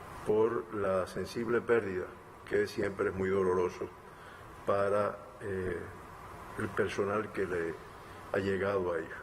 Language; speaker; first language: Spanish; native; Spanish